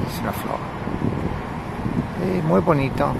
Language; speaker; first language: Spanish; non-native, learner; English